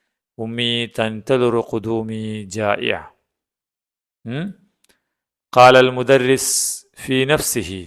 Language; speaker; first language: Arabic; non-native, fluent; Malayalam